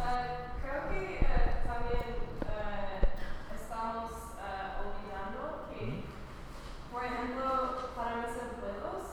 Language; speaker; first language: Spanish; non-native, learner; English